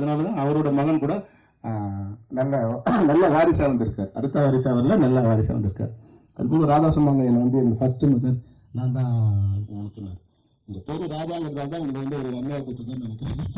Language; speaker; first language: Tamil; native; Tamil